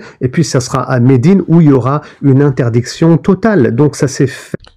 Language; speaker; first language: French; native; French